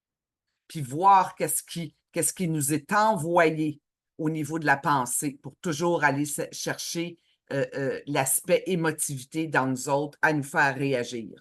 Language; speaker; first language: French; native; French